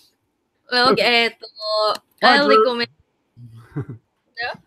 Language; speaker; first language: English; non-native, learner; Japanese